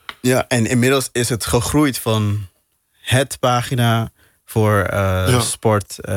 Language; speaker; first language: Dutch; non-native, local second language; Papiamento